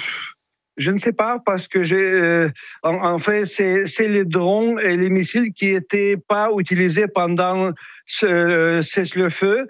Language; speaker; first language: French; non-native, fluent; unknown